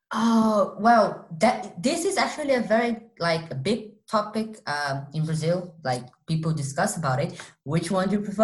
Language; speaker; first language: English; non-native, fluent; Portuguese